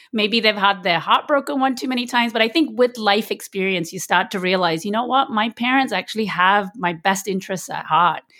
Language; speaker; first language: English; early bilingual, other home language; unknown